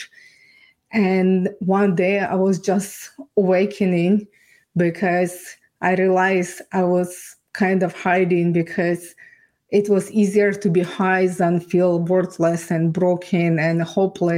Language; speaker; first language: English; non-native, fluent; Ukrainian